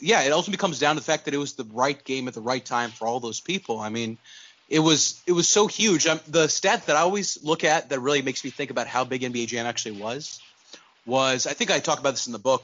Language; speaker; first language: English; non-native, local second language; Urdu